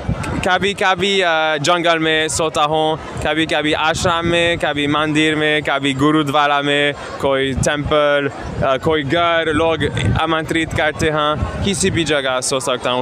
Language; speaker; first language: Hindi; non-native, learner; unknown